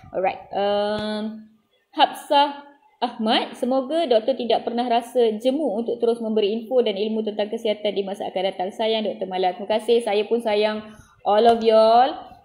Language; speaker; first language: Malay; non-native, local second language; Tamil